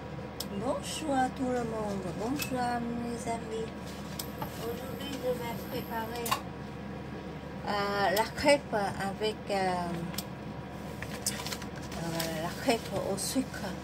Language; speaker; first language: French; non-native, fluent; Vietnamese